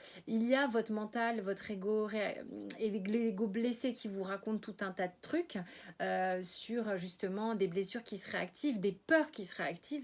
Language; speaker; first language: French; native; French